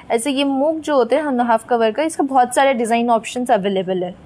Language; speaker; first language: Hindi; non-native, local second language; Bangla